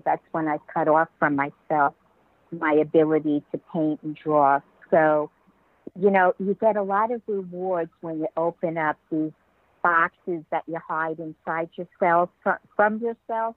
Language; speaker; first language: English; native; English